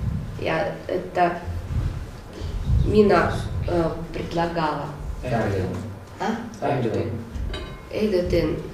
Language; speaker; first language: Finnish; non-native, learner; Russian